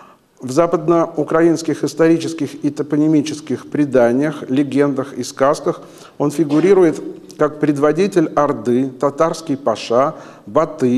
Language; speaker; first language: Russian; native; Russian